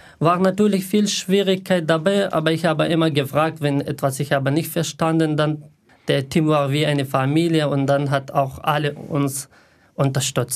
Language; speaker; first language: German; non-native, learner; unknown